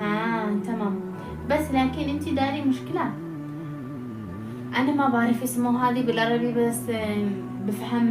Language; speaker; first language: Arabic; non-native, learner; Oromo